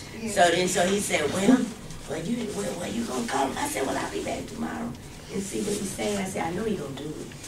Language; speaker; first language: English; native; English